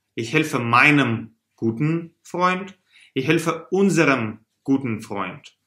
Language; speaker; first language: German; non-native, fluent; Russian